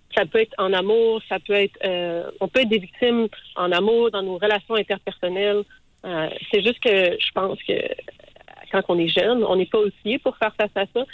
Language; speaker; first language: French; native; French